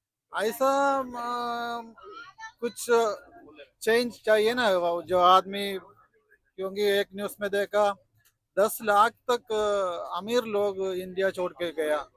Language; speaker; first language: Hindi; non-native, local second language; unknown